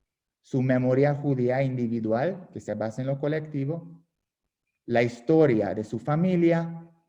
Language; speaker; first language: Spanish; non-native, fluent; Hungarian